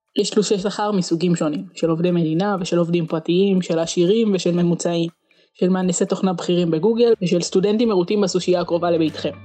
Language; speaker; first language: Hebrew; native; Hebrew